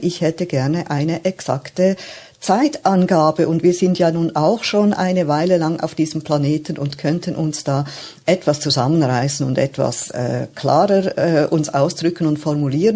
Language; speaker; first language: German; native; German